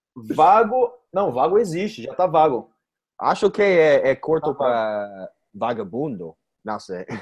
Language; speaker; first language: Portuguese; non-native, fluent; English